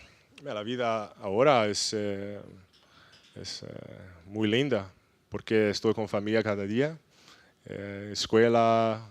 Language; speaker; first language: Spanish; non-native, learner; English